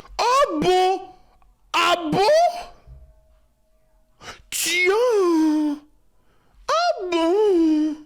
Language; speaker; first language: French; native; French